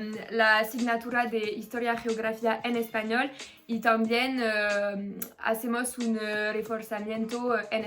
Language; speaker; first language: Spanish; non-native, learner; French